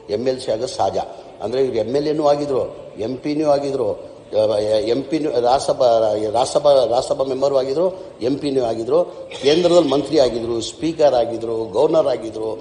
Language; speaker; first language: Kannada; non-native, local second language; Urdu